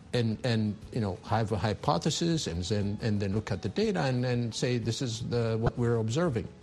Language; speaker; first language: English; non-native, fluent; Amharic